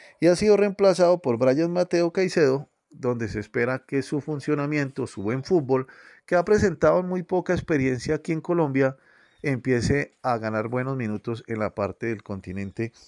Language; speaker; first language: Spanish; native; Spanish